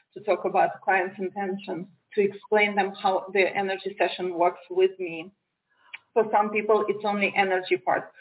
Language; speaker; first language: English; non-native, fluent; Romanian